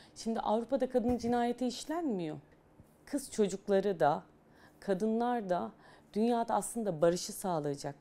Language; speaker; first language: Turkish; native; Turkish